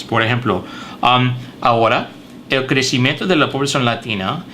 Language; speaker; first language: Spanish; early bilingual, heritage; English